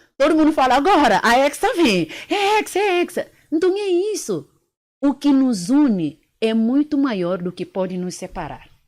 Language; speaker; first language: Portuguese; early bilingual, other home language; Upper Guinea Crioulo